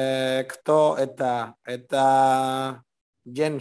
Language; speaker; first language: Russian; non-native, learner; Spanish